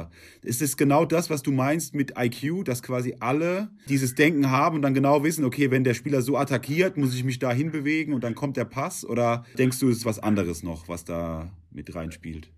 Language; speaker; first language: German; native; German